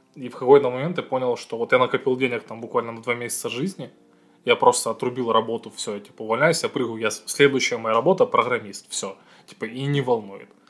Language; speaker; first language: Russian; native; Russian